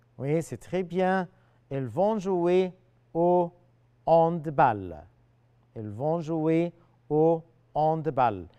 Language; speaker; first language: French; non-native, fluent; Arabic